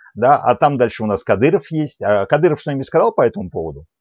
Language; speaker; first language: Russian; native; Russian